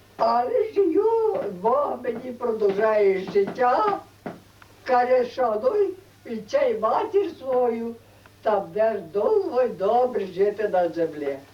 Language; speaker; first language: Ukrainian; native; Ukrainian